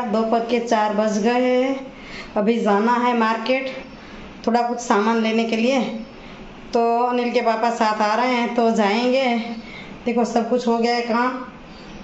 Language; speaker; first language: Hindi; non-native, local second language; Gujarati